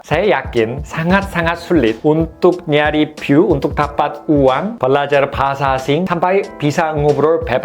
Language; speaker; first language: Indonesian; non-native, fluent; Korean